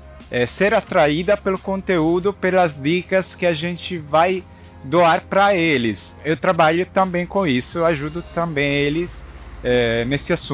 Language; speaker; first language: Portuguese; non-native, fluent; Italian